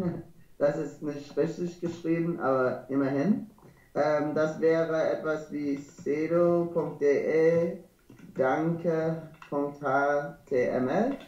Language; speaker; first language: German; non-native, learner; English